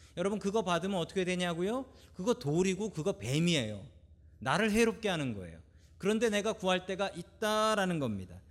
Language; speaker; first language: Korean; native; Korean